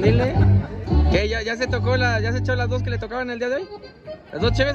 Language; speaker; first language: Spanish; native; Spanish